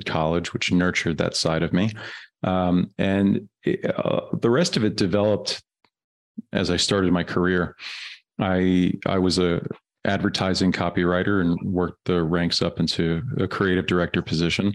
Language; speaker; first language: English; native; English